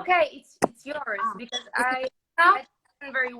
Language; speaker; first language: English; non-native, learner; Spanish